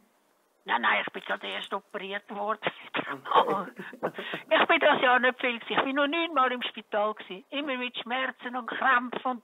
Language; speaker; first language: German; native; German